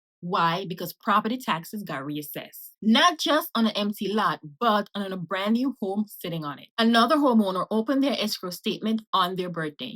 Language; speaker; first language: English; native; English